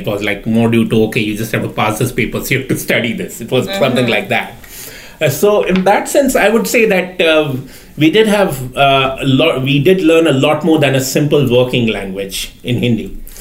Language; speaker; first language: English; non-native, local second language; Bangla